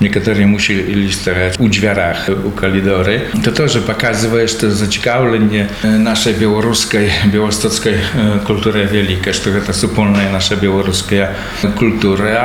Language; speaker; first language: Belarusian; early bilingual, heritage; Belarusian